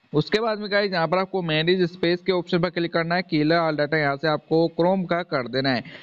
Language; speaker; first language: Hindi; native; Hindi